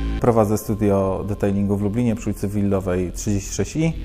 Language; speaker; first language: Polish; native; Polish